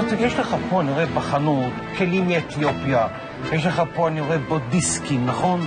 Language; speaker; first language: Hebrew; native; Hebrew